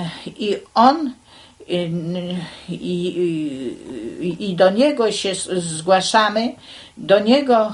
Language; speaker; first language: Polish; native; Polish